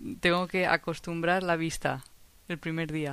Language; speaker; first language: Spanish; non-native, fluent; English